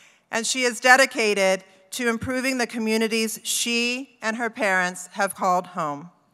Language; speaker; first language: English; early bilingual, other home language; Spanish